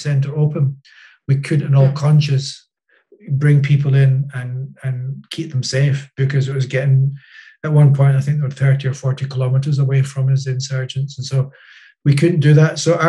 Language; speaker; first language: English; native; English